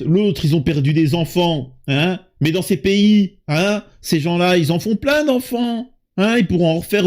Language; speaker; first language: French; native; French